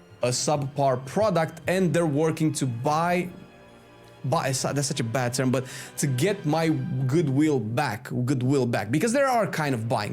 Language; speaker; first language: English; native; English